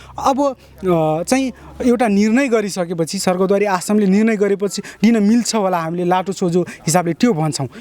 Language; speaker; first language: Nepali; non-native, local second language; Dangaura Tharu